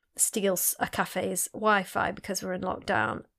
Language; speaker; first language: English; native; English